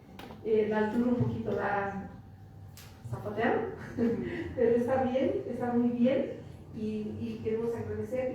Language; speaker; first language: Spanish; native; Spanish